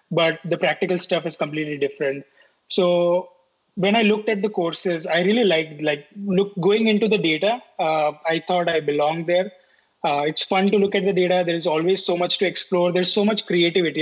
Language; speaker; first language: English; non-native, local second language; Hindi